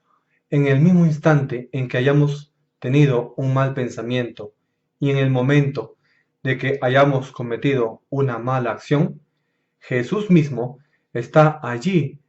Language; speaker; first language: Spanish; native; Spanish